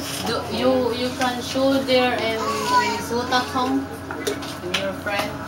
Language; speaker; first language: English; non-native, learner; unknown